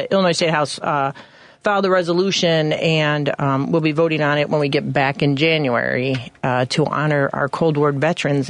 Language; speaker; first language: English; native; English